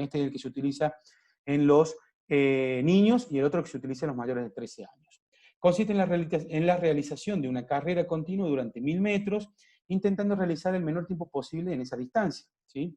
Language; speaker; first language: Spanish; native; Spanish